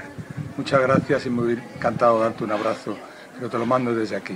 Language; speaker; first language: Spanish; native; Spanish